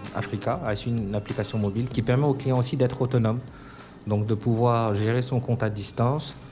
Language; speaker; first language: French; non-native, local second language; Wolof